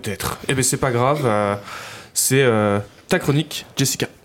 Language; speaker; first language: French; native; French